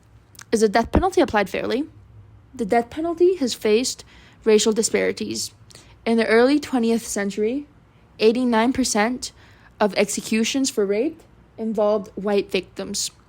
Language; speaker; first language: English; non-native, fluent; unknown